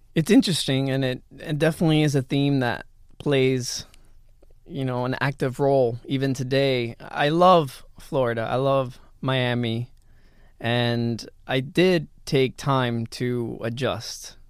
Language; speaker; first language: English; early bilingual, other home language; Spanish